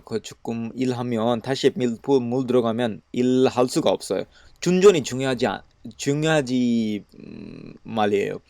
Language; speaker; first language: Korean; non-native, learner; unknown